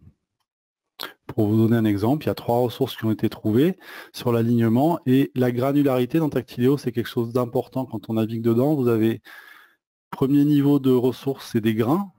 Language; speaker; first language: French; native; French